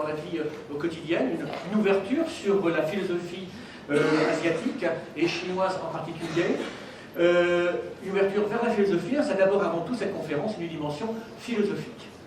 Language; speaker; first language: French; native; French